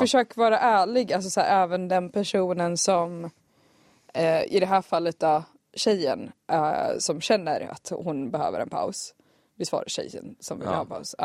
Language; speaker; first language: Swedish; native; Swedish